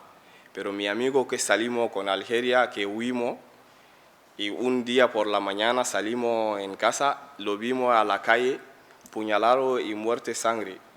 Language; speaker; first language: Spanish; non-native, learner; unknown